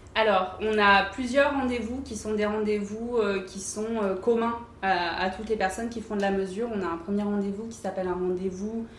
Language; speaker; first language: French; native; French